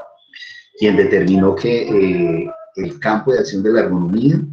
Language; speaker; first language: Spanish; native; Spanish